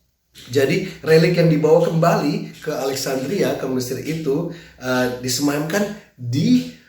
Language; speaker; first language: Indonesian; native; Indonesian